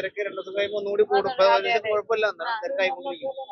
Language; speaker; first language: Malayalam; native; Malayalam